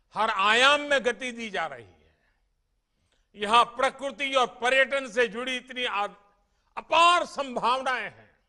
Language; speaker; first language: Hindi; non-native, local second language; Gujarati